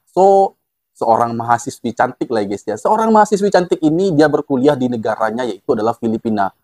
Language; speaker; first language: Indonesian; native; Indonesian